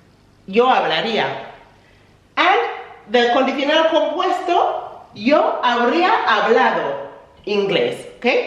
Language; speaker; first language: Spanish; non-native, fluent; English